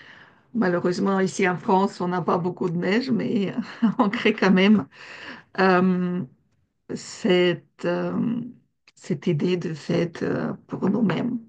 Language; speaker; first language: French; non-native, fluent; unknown